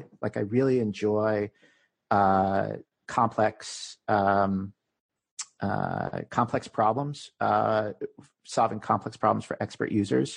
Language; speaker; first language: English; native; English